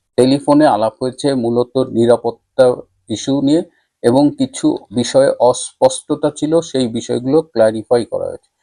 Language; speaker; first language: Bangla; native; Bangla